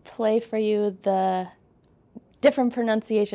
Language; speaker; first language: English; early bilingual, other home language; Russian